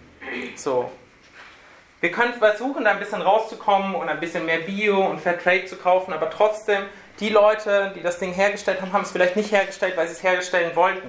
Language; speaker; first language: German; native; German